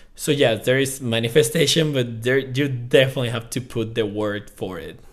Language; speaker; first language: English; non-native, fluent; Spanish